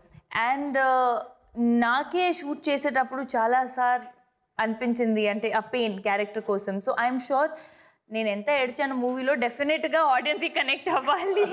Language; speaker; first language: Telugu; non-native, fluent; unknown